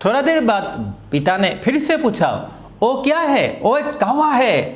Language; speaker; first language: Hindi; non-native, local second language; Assamese